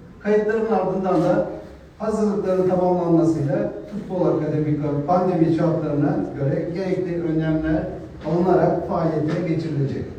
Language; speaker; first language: Turkish; native; Turkish